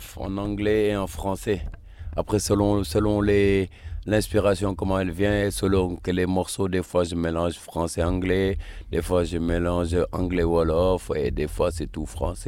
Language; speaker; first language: French; non-native, local second language; Wolof